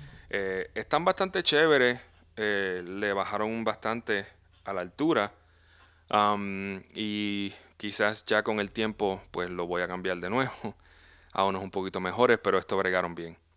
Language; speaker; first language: Spanish; native; Spanish